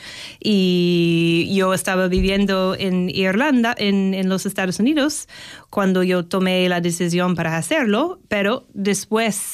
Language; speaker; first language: Spanish; non-native, fluent; English